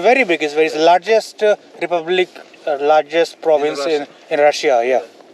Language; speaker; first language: English; non-native, learner; Hindi